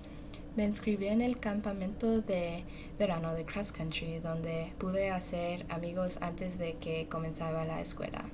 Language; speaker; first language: Spanish; early bilingual, heritage; Spanish